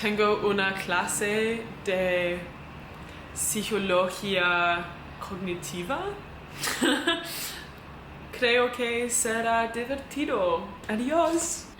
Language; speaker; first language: Spanish; non-native, learner; English